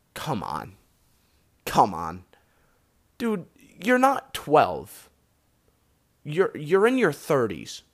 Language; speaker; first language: English; native; English